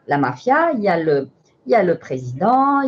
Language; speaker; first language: French; non-native, local second language; Arabic